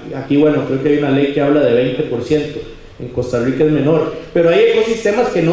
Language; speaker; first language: Spanish; native; Spanish